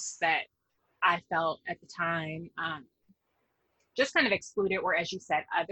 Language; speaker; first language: English; native; English